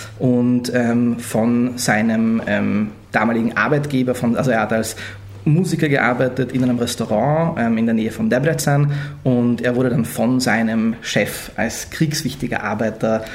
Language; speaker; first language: German; early bilingual, other home language; Hungarian